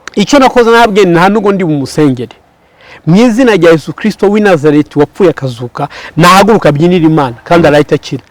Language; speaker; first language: Kinyarwanda; early bilingual, heritage; Kinyarwanda